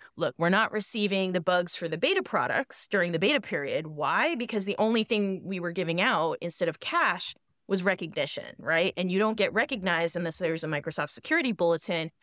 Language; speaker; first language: English; native; English